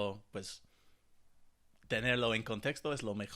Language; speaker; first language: Spanish; non-native, fluent; English